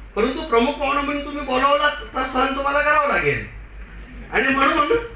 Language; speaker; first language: Marathi; non-native, local second language; Lambadi